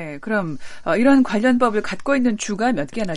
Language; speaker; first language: Korean; native; Korean